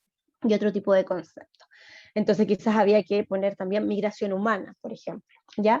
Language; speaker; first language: Spanish; native; Spanish